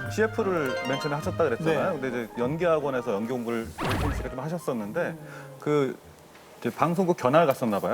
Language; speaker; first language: Korean; native; Korean